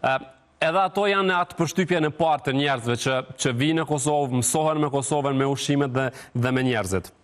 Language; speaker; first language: Albanian; native; Albanian